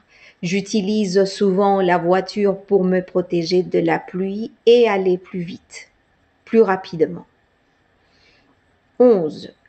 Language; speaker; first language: French; non-native, fluent; Spanish